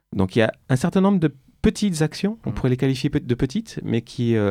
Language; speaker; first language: French; native; French